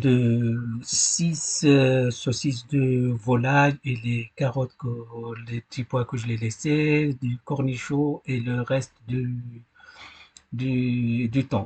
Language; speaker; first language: French; non-native, learner; Arabic